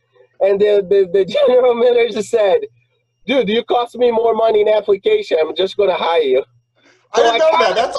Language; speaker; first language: English; non-native, fluent; Portuguese